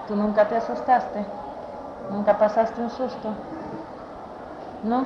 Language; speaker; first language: Spanish; native; Spanish